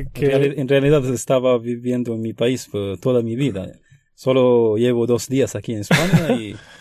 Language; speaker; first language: Spanish; non-native, fluent; Arabic